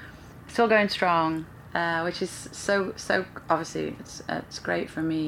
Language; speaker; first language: English; native; English